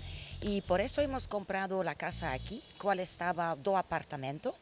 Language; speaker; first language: Spanish; non-native, learner; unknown